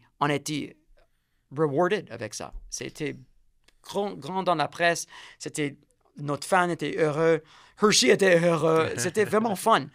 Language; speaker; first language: French; non-native, learner; English